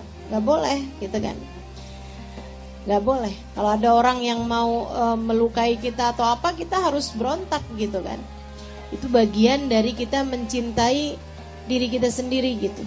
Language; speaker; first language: Indonesian; native; Indonesian